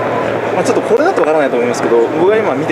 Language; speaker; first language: Japanese; native; Japanese